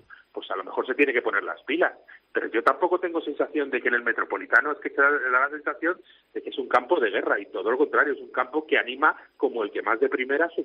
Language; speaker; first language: Spanish; native; Spanish